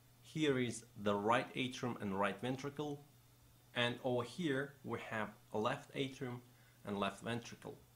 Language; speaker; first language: English; non-native, fluent; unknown